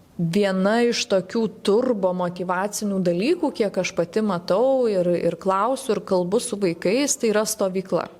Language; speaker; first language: Lithuanian; native; Lithuanian